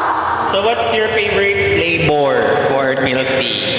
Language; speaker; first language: English; non-native, local second language; Filipino